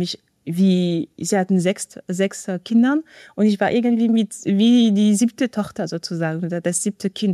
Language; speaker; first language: German; non-native, fluent; French